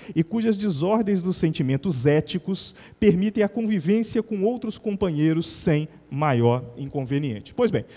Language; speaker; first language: Portuguese; native; Portuguese